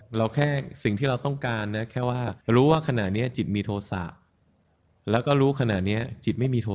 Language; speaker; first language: Thai; native; Thai